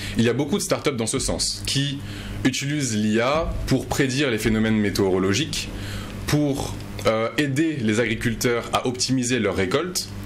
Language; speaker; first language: French; non-native, local second language; Mossi